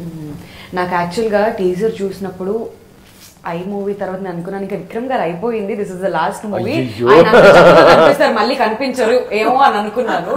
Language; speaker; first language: Telugu; native; Telugu